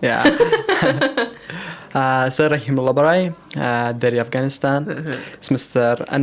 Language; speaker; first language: Indonesian; non-native, learner; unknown